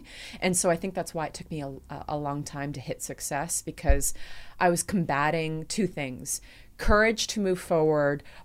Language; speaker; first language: English; native; English